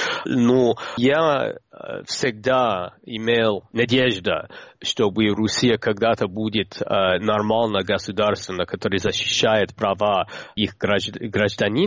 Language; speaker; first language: Russian; non-native, fluent; English